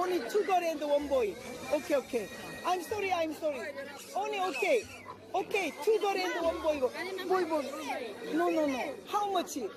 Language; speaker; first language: English; non-native, learner; Korean